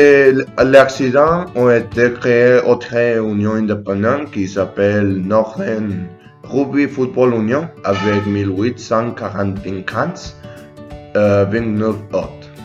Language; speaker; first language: French; non-native, learner; Spanish